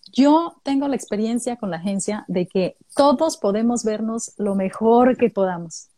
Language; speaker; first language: Spanish; native; Spanish